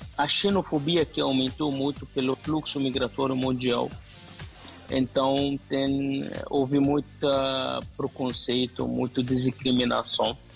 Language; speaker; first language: Portuguese; non-native, fluent; Arabic